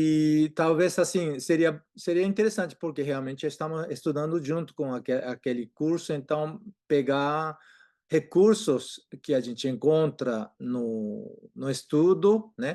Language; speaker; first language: Portuguese; non-native, fluent; Japanese